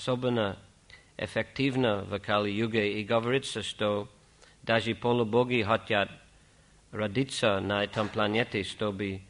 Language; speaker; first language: Russian; non-native, fluent; English